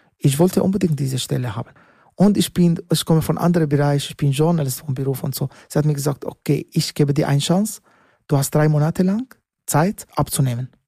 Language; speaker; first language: German; non-native, learner; Arabic